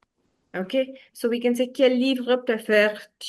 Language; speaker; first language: French; non-native, fluent; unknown